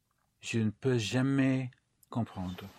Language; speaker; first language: French; non-native, learner; English